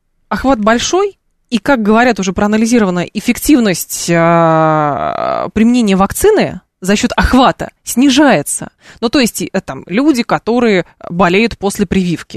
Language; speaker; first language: Russian; native; Russian